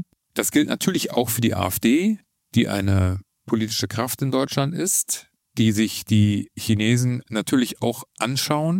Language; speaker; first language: German; native; German